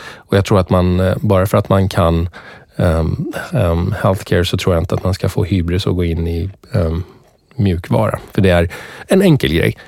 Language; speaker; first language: Swedish; early bilingual, other home language; Persian